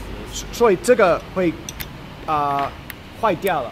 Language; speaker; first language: Chinese; non-native, learner; English